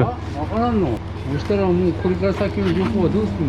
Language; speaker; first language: Japanese; native; Japanese